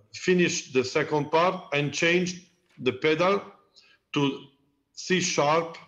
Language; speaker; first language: English; non-native, learner; Italian